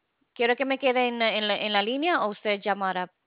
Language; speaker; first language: Spanish; non-native, fluent; English